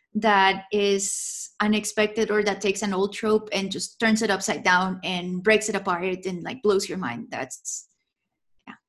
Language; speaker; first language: English; non-native, fluent; Spanish